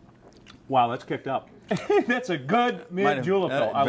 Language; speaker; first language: English; native; English